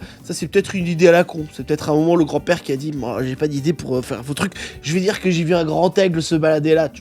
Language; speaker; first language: French; native; French